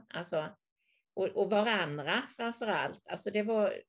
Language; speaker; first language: Swedish; native; Swedish